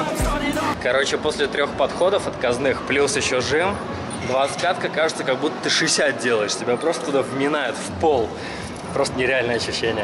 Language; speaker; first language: Russian; native; Russian